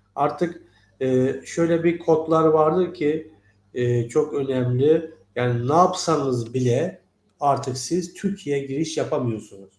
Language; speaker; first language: Turkish; non-native, fluent; Turkmen